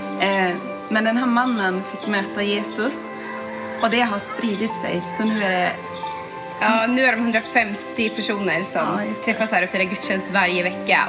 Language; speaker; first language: Swedish; native; Swedish